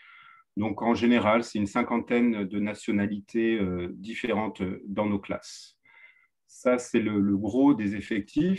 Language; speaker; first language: French; native; French